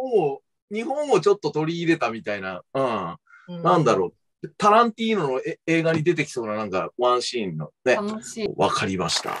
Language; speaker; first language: Japanese; native; Japanese